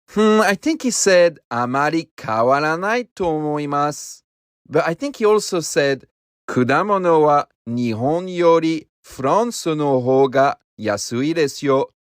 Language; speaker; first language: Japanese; non-native, learner; English